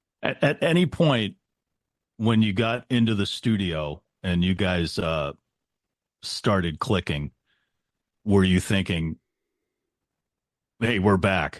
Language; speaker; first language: English; native; English